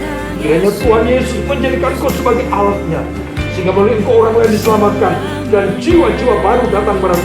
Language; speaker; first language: Indonesian; native; Indonesian